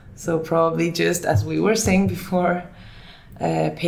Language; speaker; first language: English; early bilingual, other home language; Finnish